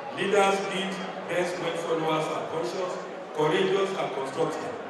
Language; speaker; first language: English; non-native, local second language; Yoruba